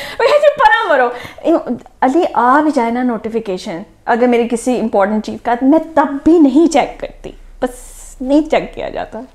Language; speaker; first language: Urdu; native; Urdu